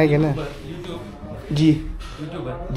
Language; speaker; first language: Hindi; non-native, learner; Filipino